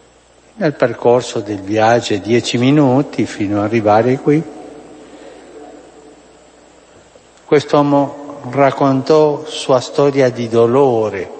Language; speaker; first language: Italian; non-native, fluent; Spanish